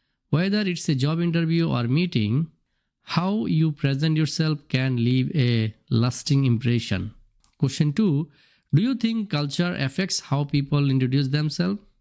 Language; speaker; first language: English; non-native, local second language; Bangla